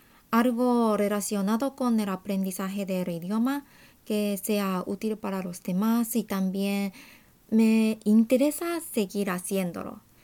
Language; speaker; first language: Spanish; non-native, fluent; Japanese